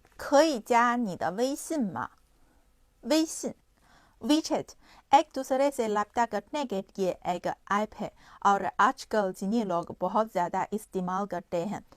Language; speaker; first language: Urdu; non-native, fluent; Chinese